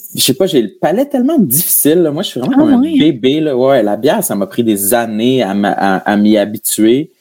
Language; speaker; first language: French; native; French